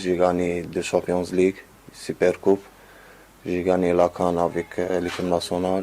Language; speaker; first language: French; non-native, learner; Arabic